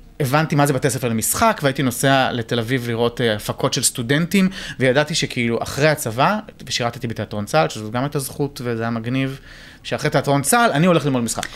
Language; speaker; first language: Hebrew; native; Hebrew